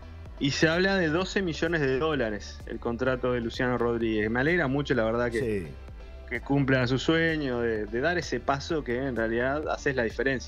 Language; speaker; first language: Spanish; native; Spanish